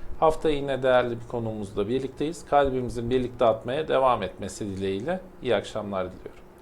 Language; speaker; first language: Turkish; native; Turkish